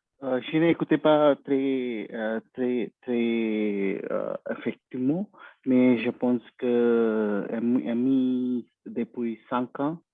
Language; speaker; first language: French; non-native, learner; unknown